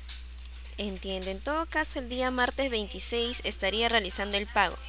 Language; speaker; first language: Spanish; native; Spanish